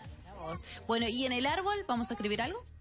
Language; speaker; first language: Spanish; native; Spanish